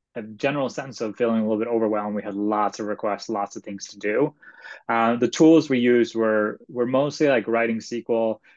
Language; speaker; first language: English; non-native, fluent; Swedish